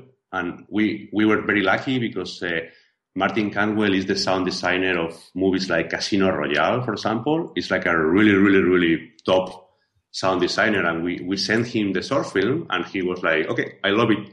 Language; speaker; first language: English; non-native, fluent; Spanish